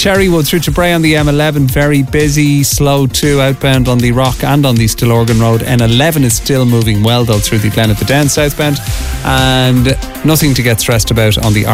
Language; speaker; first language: English; native; English